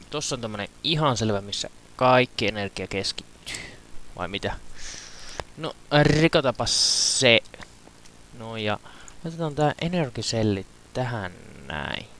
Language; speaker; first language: Finnish; native; Finnish